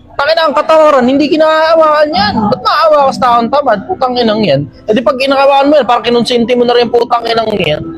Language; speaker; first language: Filipino; native; Filipino